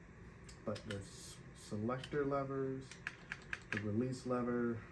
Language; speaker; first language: English; native; English